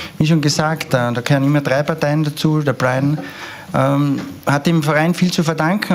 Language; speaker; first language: German; native; German